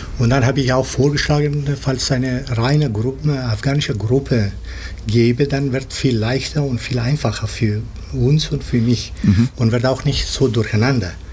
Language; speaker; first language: German; non-native, fluent; Persian